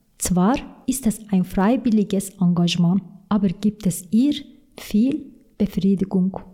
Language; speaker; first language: German; non-native, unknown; Turkish